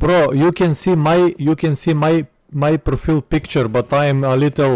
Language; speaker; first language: English; non-native, learner; Macedonian